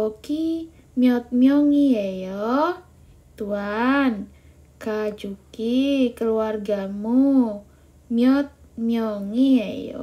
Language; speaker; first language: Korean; non-native, learner; Indonesian